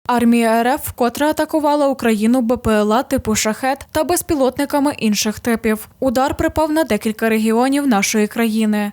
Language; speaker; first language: Ukrainian; native; Ukrainian